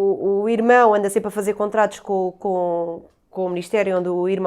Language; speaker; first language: Portuguese; native; Portuguese